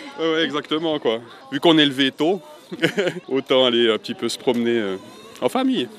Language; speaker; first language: French; native; French